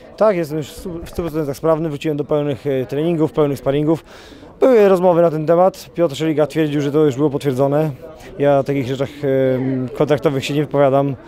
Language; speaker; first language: Polish; native; Polish